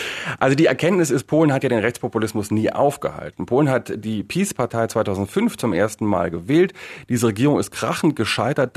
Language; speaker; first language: German; native; German